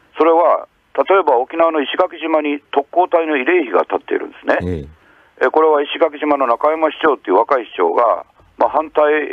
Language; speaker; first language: Japanese; native; Japanese